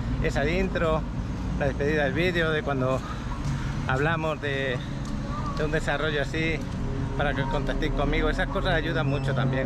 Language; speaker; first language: Spanish; native; Spanish